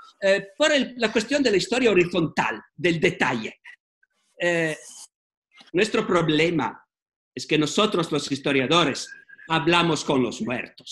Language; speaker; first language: Spanish; non-native, fluent; Italian